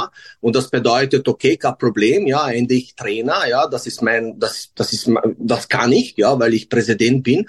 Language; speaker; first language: German; non-native, learner; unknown